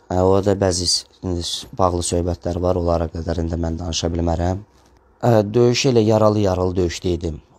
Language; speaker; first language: Azerbaijani; non-native, local second language; Russian